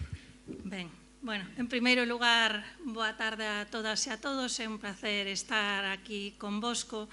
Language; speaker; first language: Galician; native; Galician